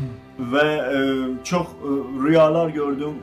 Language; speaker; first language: Turkish; non-native, learner; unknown